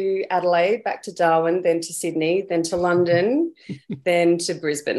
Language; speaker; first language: English; native; English